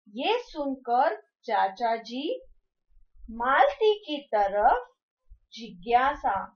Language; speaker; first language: Hindi; non-native, local second language; Marathi